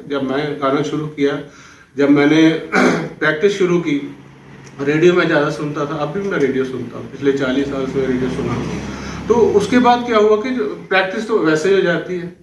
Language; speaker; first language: Hindi; non-native, local second language; Dogri